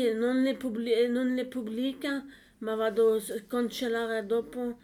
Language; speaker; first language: Italian; non-native, learner; French